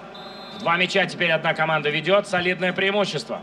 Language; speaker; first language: Russian; native; Russian